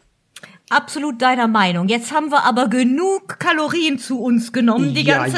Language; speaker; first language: German; native; German